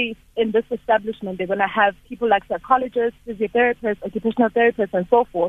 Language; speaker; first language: English; non-native, local second language; Zulu